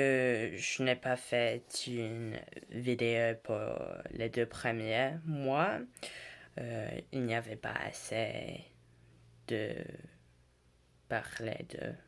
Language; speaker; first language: French; non-native, learner; English